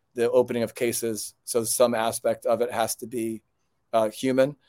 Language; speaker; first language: English; native; English